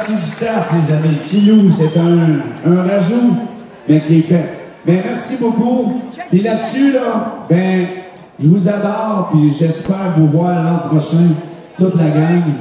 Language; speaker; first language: French; native; French